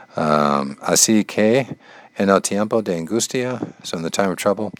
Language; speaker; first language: Spanish; non-native, learner; English